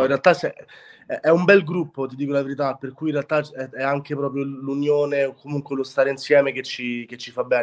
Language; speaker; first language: Italian; native; Italian